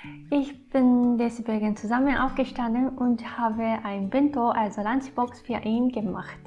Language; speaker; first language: German; non-native, fluent; Japanese